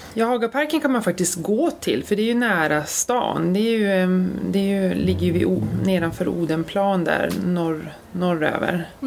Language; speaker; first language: Swedish; native; Swedish